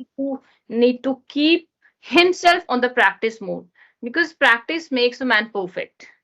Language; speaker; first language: English; non-native, learner; Hindi